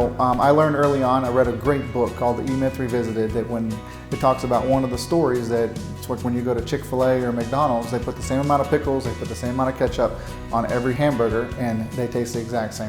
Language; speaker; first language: English; native; English